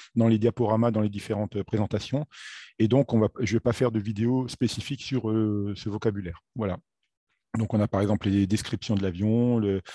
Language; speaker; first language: French; native; French